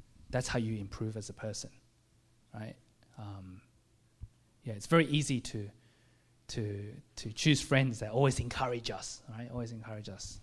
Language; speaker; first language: English; native; English